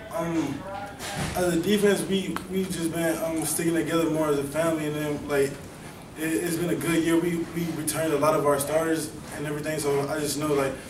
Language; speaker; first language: English; native; English